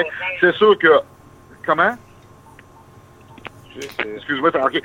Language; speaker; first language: French; native; French